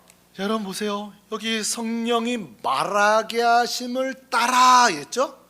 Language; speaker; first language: Korean; native; Korean